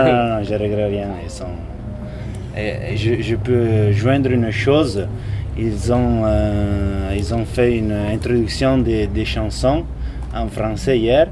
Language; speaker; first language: French; non-native, fluent; Italian